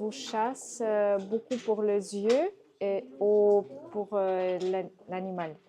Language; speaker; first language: French; non-native, learner; Russian